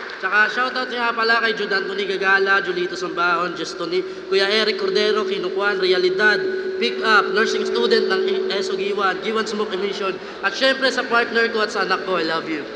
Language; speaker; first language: Filipino; non-native, local second language; Waray